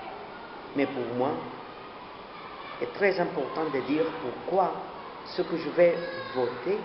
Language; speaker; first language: French; non-native, learner; Spanish